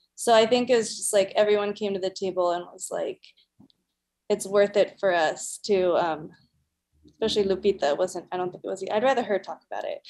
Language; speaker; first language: English; early bilingual, other home language; Spanish